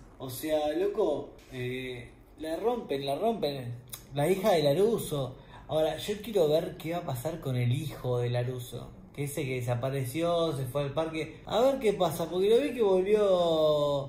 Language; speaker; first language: Spanish; native; Spanish